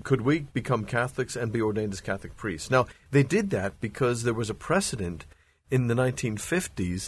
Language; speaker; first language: English; native; English